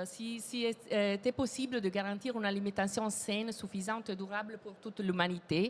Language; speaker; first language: French; non-native, fluent; Italian